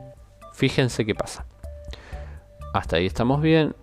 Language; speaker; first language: Spanish; native; Spanish